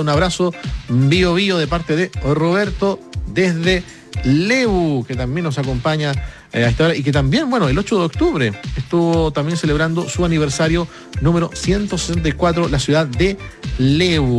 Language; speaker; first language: Spanish; native; Spanish